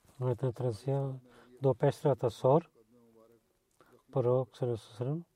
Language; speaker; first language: Bulgarian; non-native, fluent; Urdu